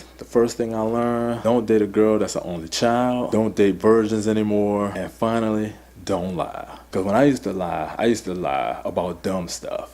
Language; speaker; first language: English; native; English